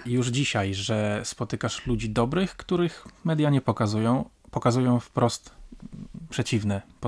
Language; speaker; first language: Polish; native; Polish